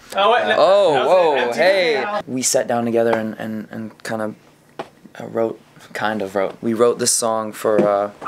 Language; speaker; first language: English; native; English